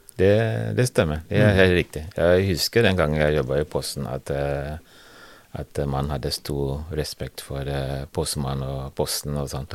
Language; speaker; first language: Norwegian; non-native, fluent; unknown